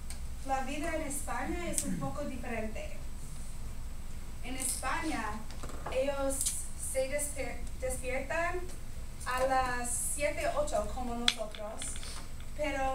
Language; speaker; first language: Spanish; non-native, learner; English